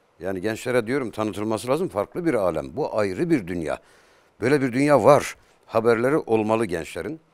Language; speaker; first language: Turkish; native; Turkish